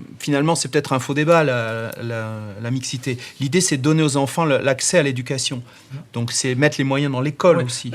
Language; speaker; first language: French; native; French